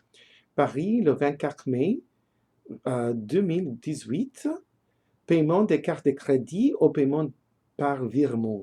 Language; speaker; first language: French; non-native, learner; English